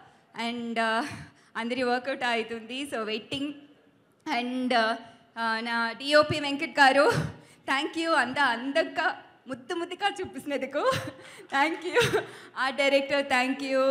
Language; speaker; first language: Telugu; non-native, learner; Tamil